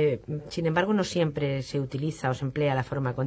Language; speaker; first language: Spanish; native; Spanish